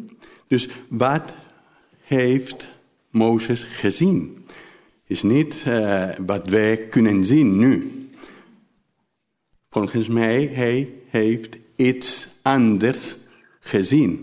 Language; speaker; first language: Dutch; non-native, learner; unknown